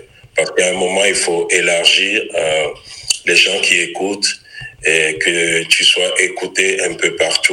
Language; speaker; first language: French; non-native, local second language; Ewe